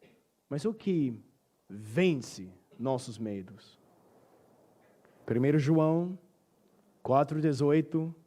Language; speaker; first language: Portuguese; non-native, fluent; English